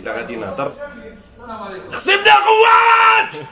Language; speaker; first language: Arabic; native; Arabic